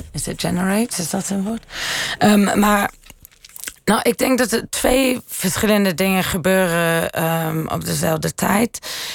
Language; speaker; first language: Dutch; early bilingual, heritage; Dutch